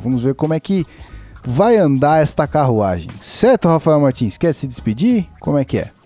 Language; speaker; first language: Portuguese; native; Portuguese